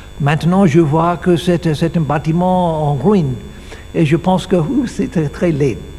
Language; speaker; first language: French; non-native, learner; English